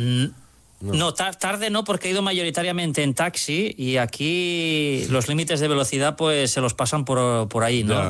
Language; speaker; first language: Spanish; native; Spanish